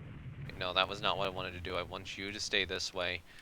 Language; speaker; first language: English; native; English